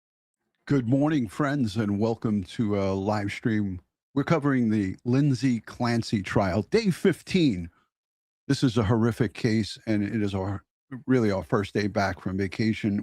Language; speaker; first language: English; native; English